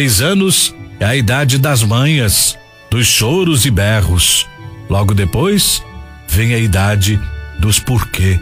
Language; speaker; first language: Portuguese; native; Portuguese